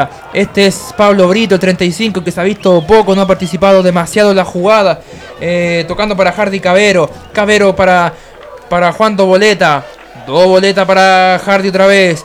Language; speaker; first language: Spanish; native; Spanish